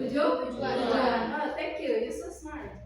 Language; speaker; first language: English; non-native, learner; Indonesian